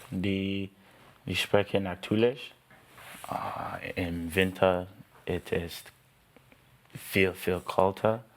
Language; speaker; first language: German; non-native, learner; English